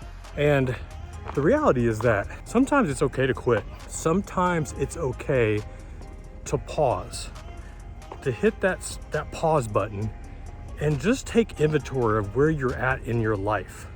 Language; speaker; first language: English; native; English